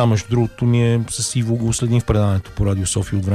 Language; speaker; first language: Bulgarian; native; Bulgarian